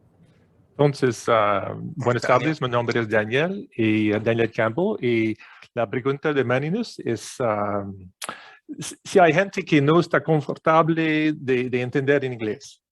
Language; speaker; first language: Spanish; non-native, fluent; English